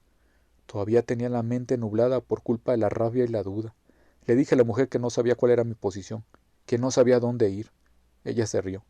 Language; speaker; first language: Spanish; native; Spanish